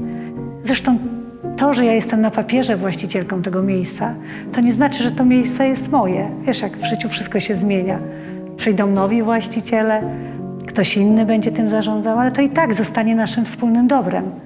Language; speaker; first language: Polish; native; Polish